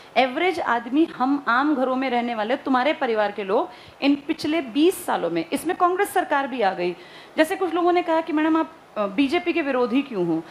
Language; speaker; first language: Hindi; native; Hindi